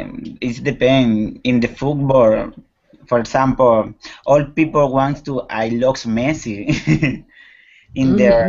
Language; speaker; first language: English; non-native, learner; Spanish